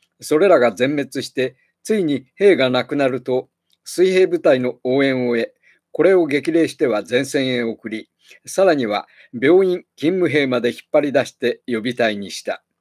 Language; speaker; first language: Japanese; native; Japanese